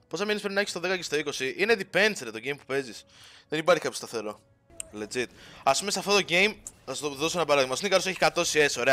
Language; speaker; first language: Greek; native; Greek